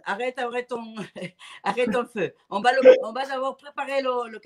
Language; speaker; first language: French; non-native, fluent; Spanish